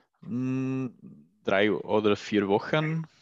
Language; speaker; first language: German; non-native, learner; Czech